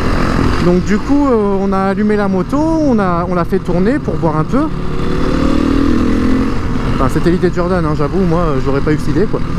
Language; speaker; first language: French; native; French